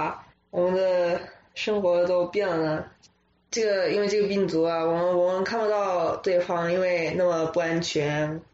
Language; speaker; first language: Chinese; early bilingual, other home language; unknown